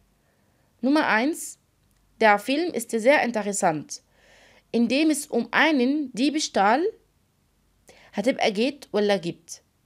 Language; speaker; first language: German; non-native, fluent; Arabic